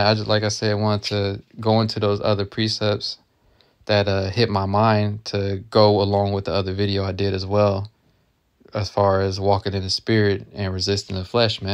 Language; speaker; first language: English; native; English